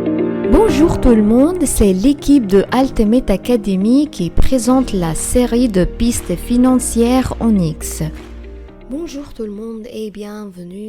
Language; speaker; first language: French; non-native, fluent; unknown